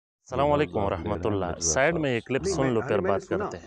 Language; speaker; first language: Urdu; native; Urdu